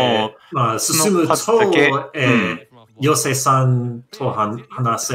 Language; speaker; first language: Japanese; non-native, learner; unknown